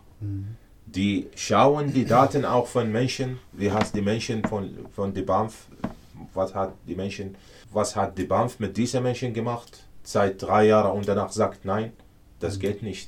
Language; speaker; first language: German; non-native, learner; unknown